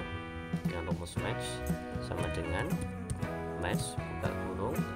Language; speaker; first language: Indonesian; native; Indonesian